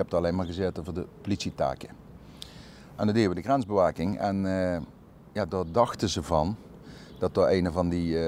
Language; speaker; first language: Dutch; native; Dutch